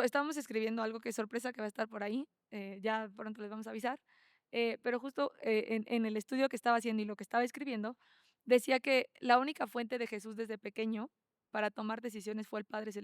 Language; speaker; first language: Spanish; native; Spanish